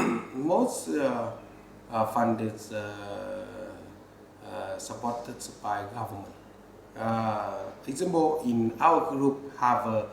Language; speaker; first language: English; non-native, learner; Vietnamese